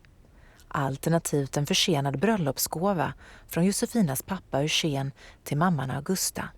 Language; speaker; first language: Swedish; native; Swedish